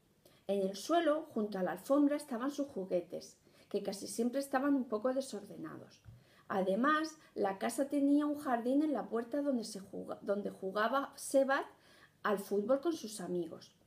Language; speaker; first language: Spanish; native; Spanish